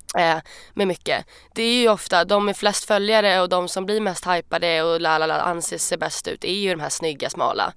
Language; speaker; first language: Swedish; native; Swedish